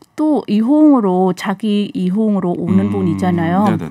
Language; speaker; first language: Korean; non-native, learner; Khmer